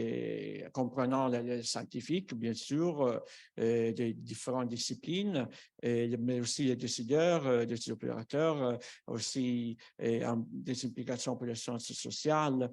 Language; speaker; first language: French; non-native, fluent; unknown